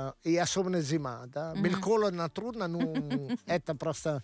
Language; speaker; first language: Russian; non-native, learner; Italian